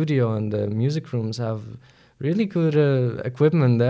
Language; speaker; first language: English; non-native, fluent; Latvian